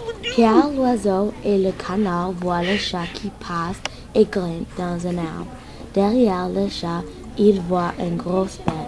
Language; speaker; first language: French; non-native, learner; English